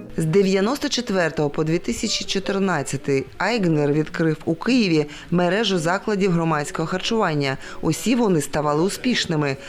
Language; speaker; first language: Ukrainian; native; Ukrainian